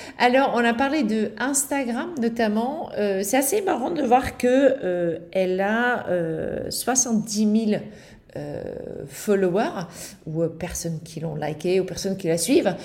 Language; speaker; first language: French; non-native, fluent; Dutch